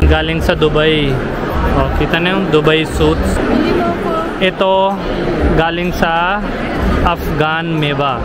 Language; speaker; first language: Filipino; non-native, learner; Hindi